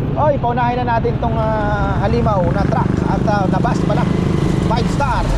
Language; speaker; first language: Filipino; native; Filipino